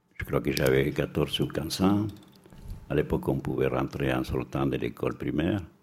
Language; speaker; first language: French; non-native, fluent; Spanish